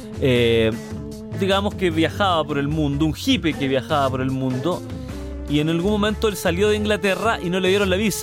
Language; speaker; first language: Spanish; native; Spanish